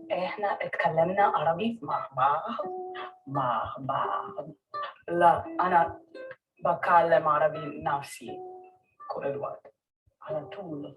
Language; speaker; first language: Arabic; non-native, learner; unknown